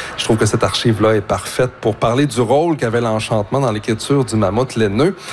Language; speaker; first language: French; native; French